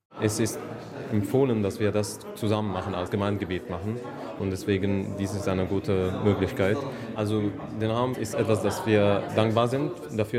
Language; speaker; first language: German; non-native, learner; Arabic